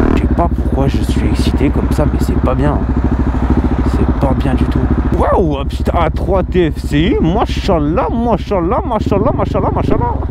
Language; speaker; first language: French; native; French